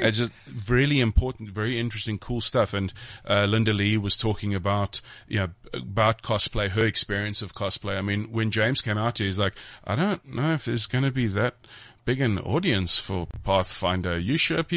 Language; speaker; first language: English; native; English